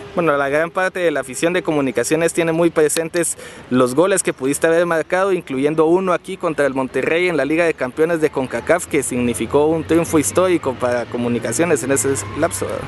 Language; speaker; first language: Spanish; native; Spanish